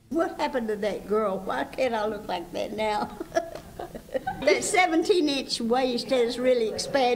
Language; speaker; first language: English; native; English